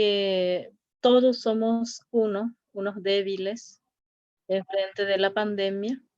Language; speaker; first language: Spanish; non-native, local second language; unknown